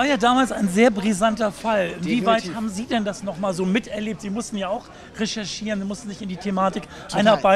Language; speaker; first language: German; early bilingual, other home language; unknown